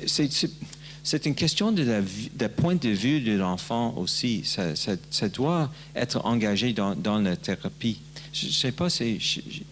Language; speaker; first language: French; non-native, learner; English